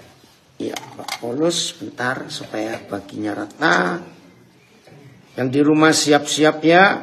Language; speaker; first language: Indonesian; native; Indonesian